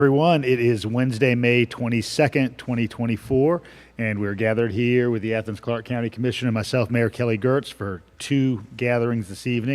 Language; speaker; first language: English; native; English